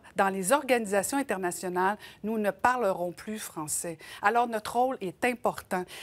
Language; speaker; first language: French; native; French